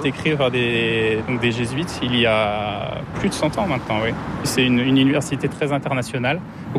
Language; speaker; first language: French; native; French